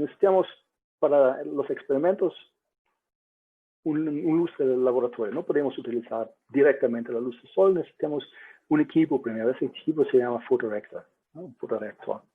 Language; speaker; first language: Spanish; non-native, learner; German